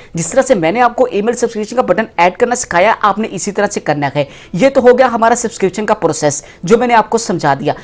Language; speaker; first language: Urdu; non-native, local second language; Punjabi